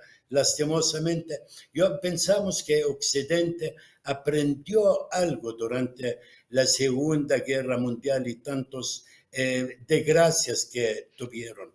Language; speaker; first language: Spanish; non-native, fluent; Arabic